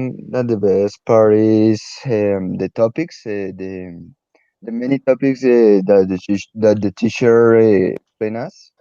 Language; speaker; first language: English; non-native, learner; Spanish